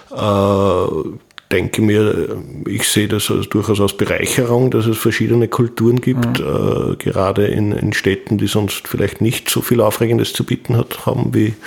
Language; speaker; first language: German; native; German